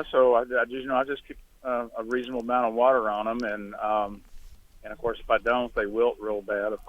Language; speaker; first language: English; native; English